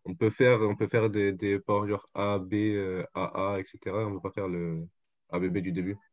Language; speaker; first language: French; native; French